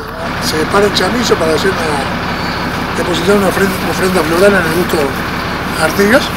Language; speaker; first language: Spanish; native; Spanish